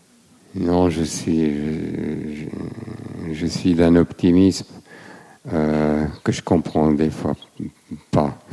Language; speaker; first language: French; non-native, fluent; German